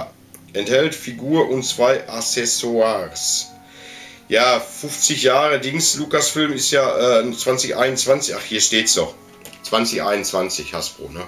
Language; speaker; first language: German; native; German